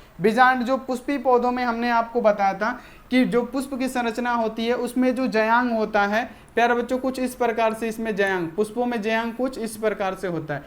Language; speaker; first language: Hindi; native; Hindi